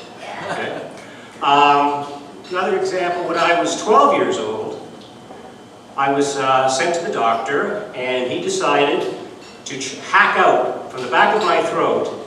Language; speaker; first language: English; native; English